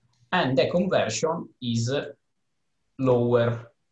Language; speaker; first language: English; non-native, fluent; Italian